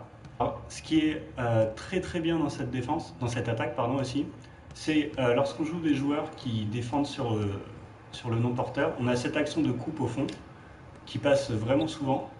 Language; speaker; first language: French; native; French